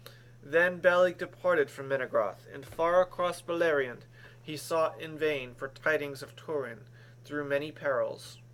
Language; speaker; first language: English; native; English